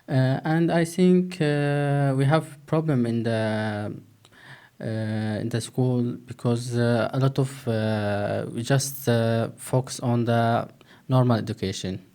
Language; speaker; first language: English; non-native, learner; Turkish